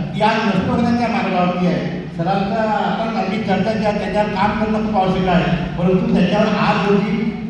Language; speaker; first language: Marathi; non-native, local second language; Bhili